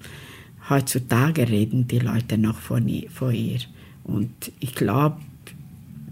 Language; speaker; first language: German; non-native, fluent; Romany